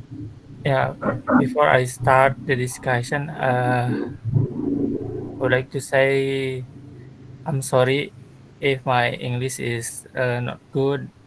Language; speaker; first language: English; non-native, learner; Sundanese